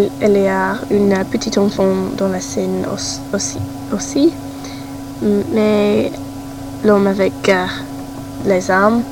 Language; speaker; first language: French; non-native, learner; English